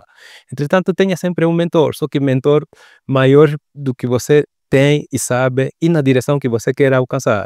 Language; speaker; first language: Portuguese; native; Portuguese